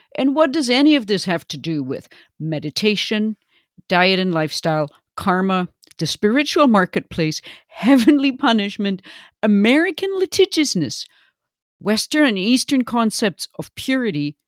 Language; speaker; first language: English; non-native, fluent; German